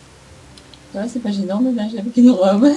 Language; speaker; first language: French; native; French